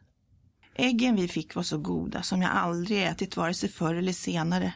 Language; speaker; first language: Swedish; early bilingual, other home language; English